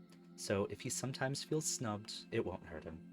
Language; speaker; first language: English; native; English